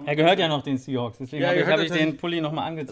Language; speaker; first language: German; native; German